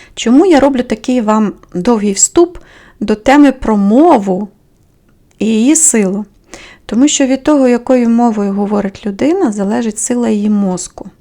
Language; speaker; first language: Ukrainian; native; Ukrainian